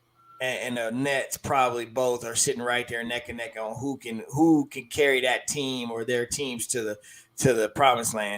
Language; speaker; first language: English; native; English